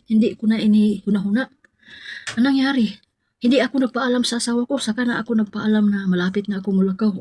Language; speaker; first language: Filipino; non-native, local second language; Cebuano